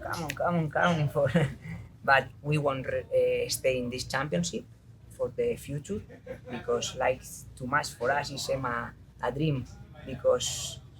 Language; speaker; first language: English; non-native, learner; Spanish